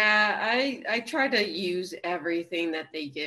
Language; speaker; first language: English; native; English